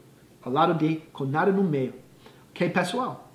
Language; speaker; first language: Portuguese; non-native, fluent; English